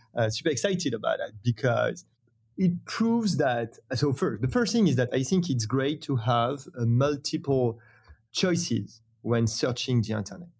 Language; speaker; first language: English; non-native, fluent; French